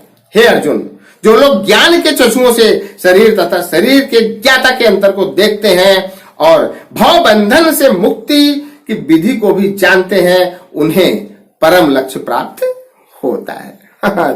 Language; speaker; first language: Hindi; native; Hindi